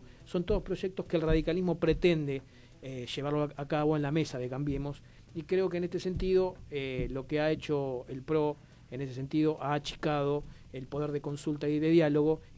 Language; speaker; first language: Spanish; native; Spanish